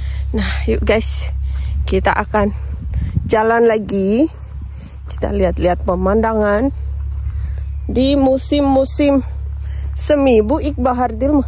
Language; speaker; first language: Indonesian; native; Indonesian